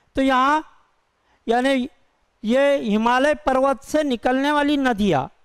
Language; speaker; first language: Hindi; non-native, local second language; Urdu